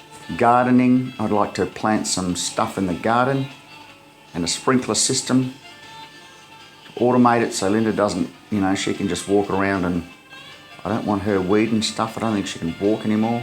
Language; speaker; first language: English; native; English